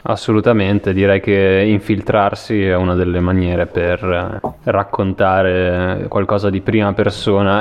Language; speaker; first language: Italian; native; Italian